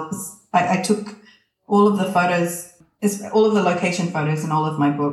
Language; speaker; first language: English; native; English